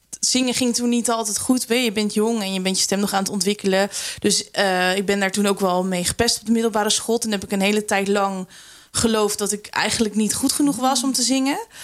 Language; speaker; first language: Dutch; native; Dutch